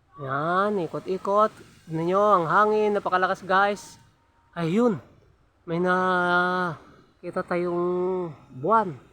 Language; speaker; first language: Filipino; non-native, local second language; Iloko